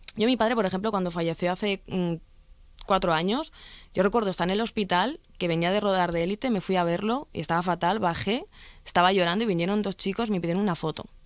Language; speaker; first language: Spanish; early bilingual, other home language; Arabic